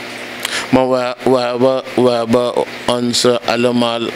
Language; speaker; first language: Dutch; non-native, local second language; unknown